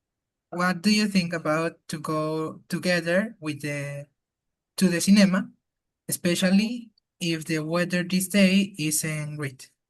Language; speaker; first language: English; non-native, learner; Spanish